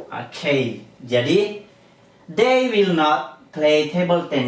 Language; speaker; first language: English; non-native, learner; Indonesian